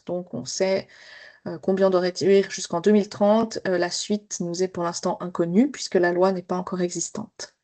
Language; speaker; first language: French; native; French